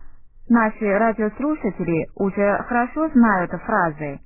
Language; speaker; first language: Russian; non-native, fluent; Chinese